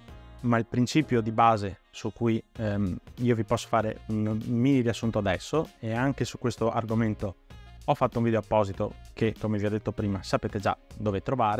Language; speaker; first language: Italian; native; Italian